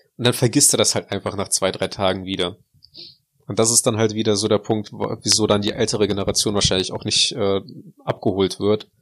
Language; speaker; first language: German; early bilingual, other home language; Russian